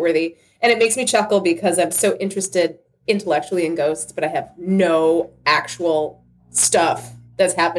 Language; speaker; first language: English; native; English